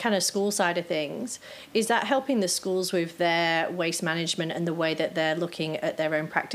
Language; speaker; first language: English; native; English